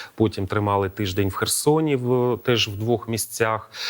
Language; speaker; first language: Ukrainian; native; Ukrainian